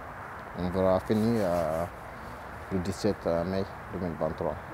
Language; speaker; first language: French; non-native, learner; Oromo